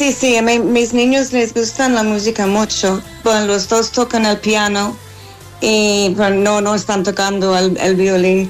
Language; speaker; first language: Spanish; non-native, fluent; English